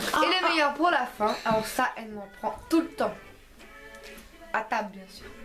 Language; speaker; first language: French; early bilingual, other home language; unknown